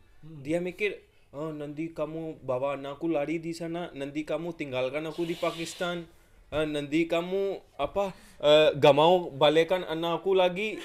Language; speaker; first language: Indonesian; non-native, fluent; Urdu